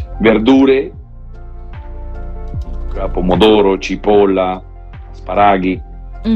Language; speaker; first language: Italian; non-native, learner; Spanish